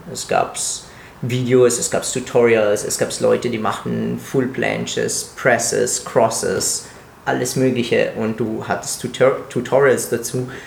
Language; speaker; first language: German; non-native, fluent; Italian